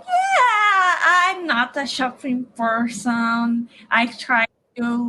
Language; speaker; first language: English; non-native, learner; Portuguese